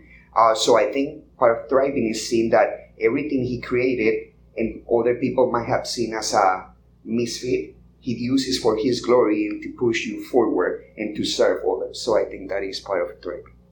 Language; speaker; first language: English; non-native, fluent; Spanish